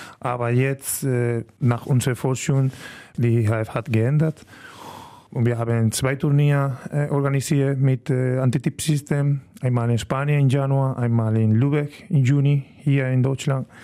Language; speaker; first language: German; non-native, learner; Spanish